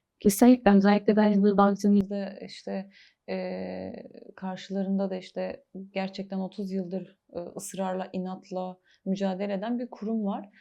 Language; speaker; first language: Turkish; native; Turkish